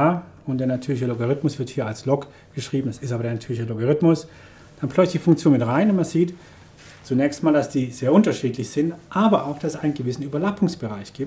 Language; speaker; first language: German; native; German